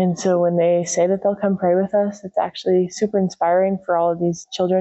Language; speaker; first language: English; native; English